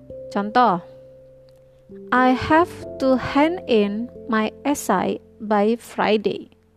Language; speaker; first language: English; non-native, fluent; Indonesian